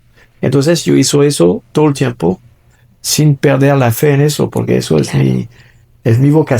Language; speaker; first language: Spanish; non-native, fluent; French